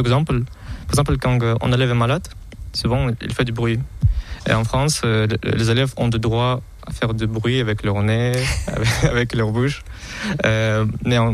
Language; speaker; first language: French; non-native, fluent; Kazakh